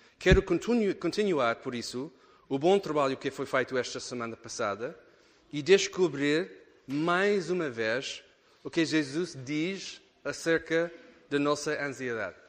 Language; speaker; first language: Portuguese; non-native, fluent; English